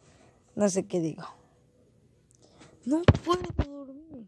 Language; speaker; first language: Spanish; native; Spanish